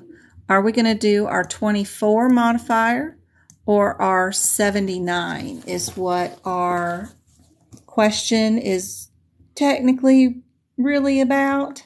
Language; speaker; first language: English; native; English